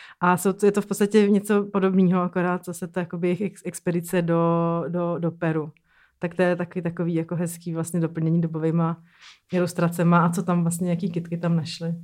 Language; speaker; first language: Czech; native; Czech